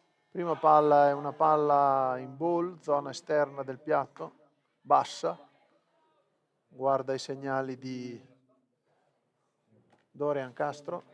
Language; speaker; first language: Italian; native; Italian